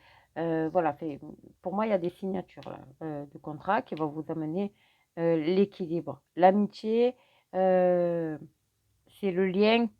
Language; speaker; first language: French; native; French